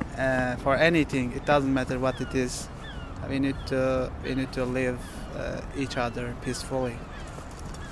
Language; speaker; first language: English; non-native, learner; Turkish